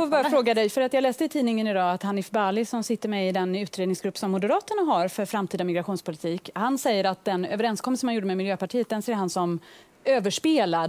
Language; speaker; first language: Swedish; native; Swedish